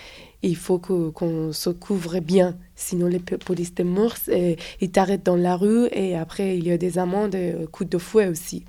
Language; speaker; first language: French; non-native, fluent; Persian